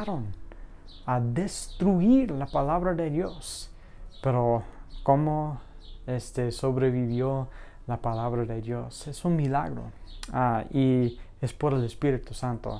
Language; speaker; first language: Spanish; non-native, fluent; English